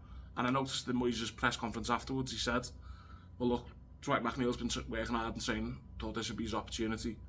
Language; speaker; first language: English; native; English